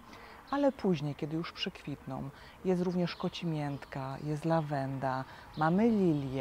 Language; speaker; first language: Polish; native; Polish